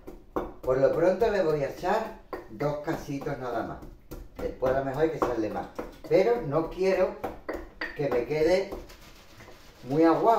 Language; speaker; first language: Spanish; native; Spanish